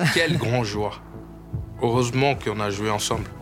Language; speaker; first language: French; non-native, fluent; Portuguese